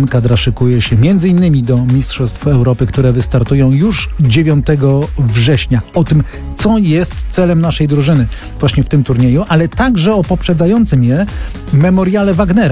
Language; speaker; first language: Polish; native; Polish